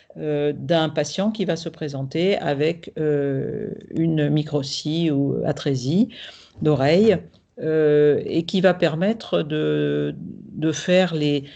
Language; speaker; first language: French; native; French